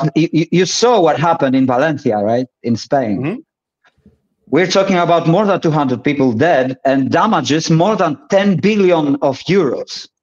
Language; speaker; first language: English; early bilingual, other home language; Polish